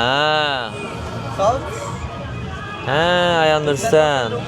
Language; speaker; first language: English; non-native, learner; Turkish